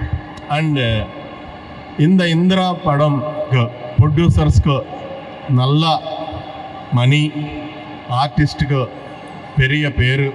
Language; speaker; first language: Tamil; non-native, learner; Telugu